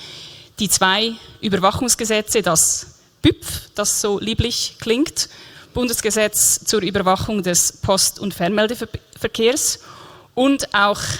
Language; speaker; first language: German; native; German